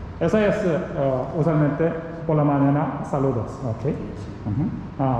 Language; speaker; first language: Spanish; non-native, learner; Korean